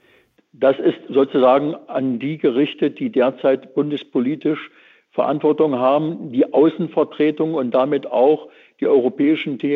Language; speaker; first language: German; native; German